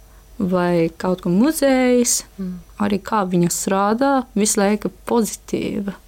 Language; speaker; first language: Latvian; non-native, learner; Japanese